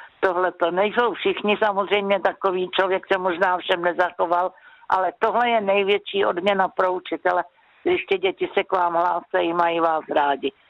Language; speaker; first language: Czech; native; Czech